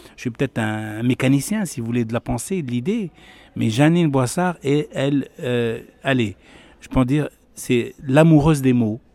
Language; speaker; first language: French; non-native, local second language; Arabic